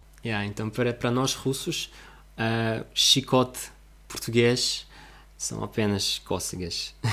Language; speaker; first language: Portuguese; non-native, fluent; Russian